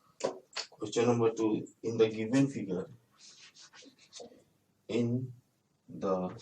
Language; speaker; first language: English; non-native, local second language; Hindi